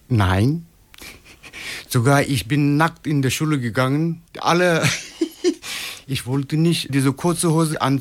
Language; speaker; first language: German; non-native, fluent; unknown